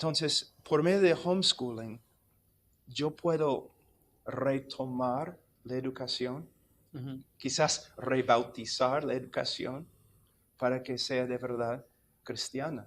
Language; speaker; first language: Spanish; non-native, fluent; English